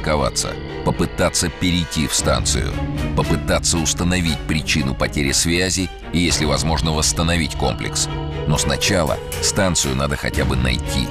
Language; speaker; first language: Russian; native; Russian